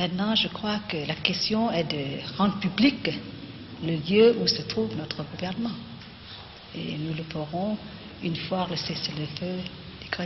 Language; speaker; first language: French; non-native, fluent; Vietnamese